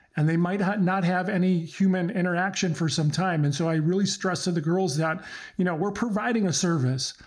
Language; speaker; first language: English; early bilingual, other home language; Croatian